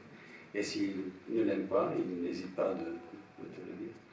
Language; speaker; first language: French; non-native, fluent; English